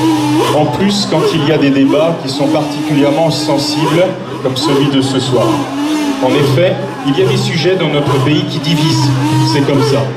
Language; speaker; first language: French; native; French